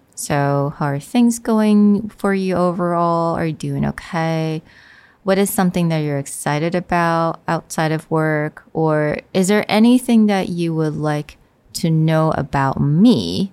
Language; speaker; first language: English; non-native, fluent; Chinese